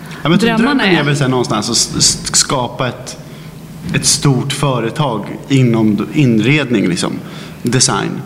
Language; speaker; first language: Swedish; native; Swedish